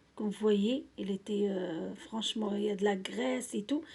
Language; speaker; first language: French; non-native, local second language; Arabic